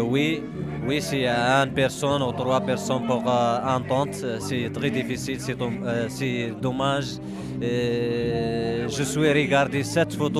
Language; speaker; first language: French; non-native, learner; Arabic